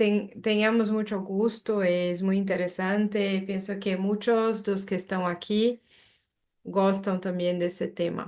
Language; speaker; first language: Spanish; non-native, learner; Portuguese